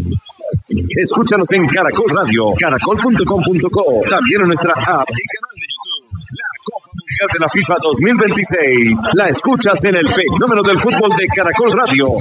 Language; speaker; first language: Spanish; native; Spanish